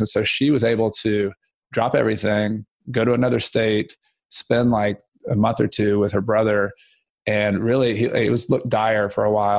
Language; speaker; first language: English; native; English